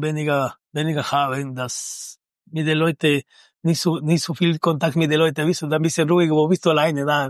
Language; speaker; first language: German; non-native, learner; Spanish